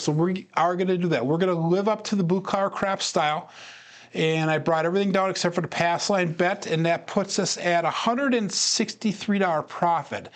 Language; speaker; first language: English; native; English